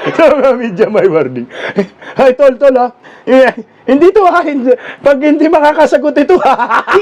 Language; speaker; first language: Filipino; non-native, local second language; Cebuano